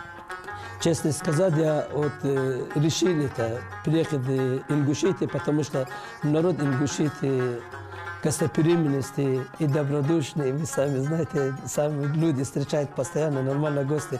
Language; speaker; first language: Russian; non-native, learner; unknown